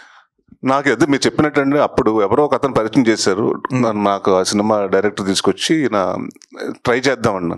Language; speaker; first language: Telugu; native; Telugu